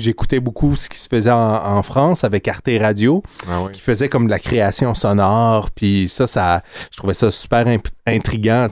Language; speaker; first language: French; native; French